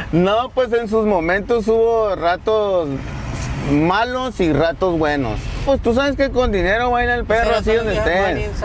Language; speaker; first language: Spanish; native; Spanish